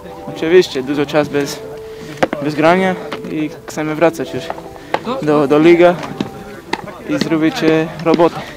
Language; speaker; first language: Polish; non-native, learner; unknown